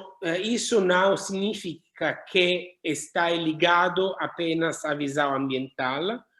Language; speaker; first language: Portuguese; non-native, learner; Italian